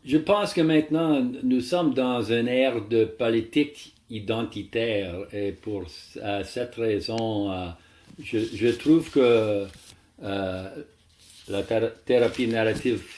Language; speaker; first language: French; non-native, learner; English